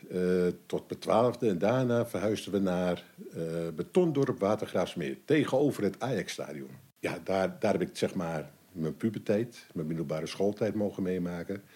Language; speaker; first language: Dutch; native; Dutch